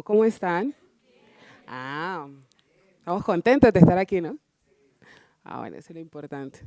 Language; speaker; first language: Spanish; native; Spanish